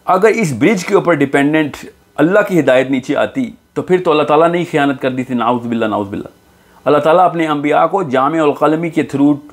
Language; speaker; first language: Urdu; native; Urdu